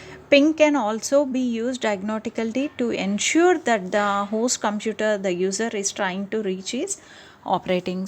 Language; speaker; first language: English; non-native, local second language; Telugu